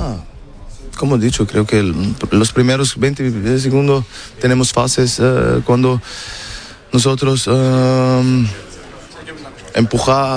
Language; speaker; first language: Spanish; non-native, learner; German